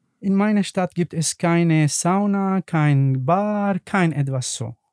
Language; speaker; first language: German; non-native, learner; Arabic